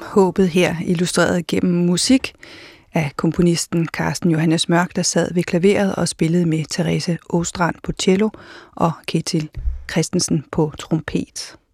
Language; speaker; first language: Danish; native; Danish